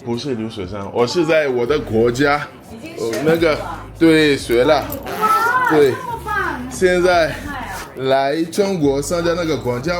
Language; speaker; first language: Chinese; non-native, fluent; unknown